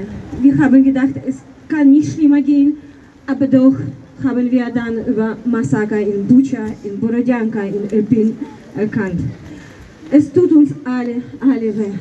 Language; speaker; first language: German; non-native, fluent; Ukrainian